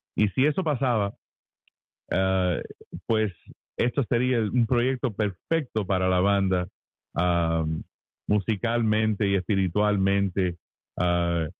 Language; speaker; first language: Spanish; early bilingual, heritage; Spanish